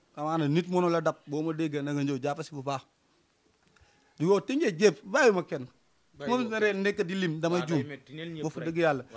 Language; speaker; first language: Wolof; native; Wolof